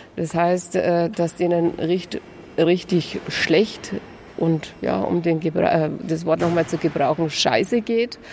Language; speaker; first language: German; native; German